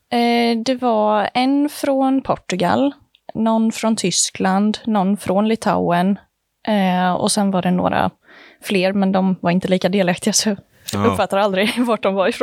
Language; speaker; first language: Swedish; native; Swedish